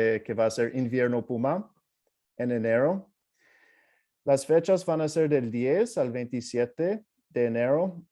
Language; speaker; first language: Spanish; non-native, fluent; English